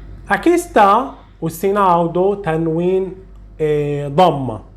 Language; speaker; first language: Portuguese; non-native, fluent; Arabic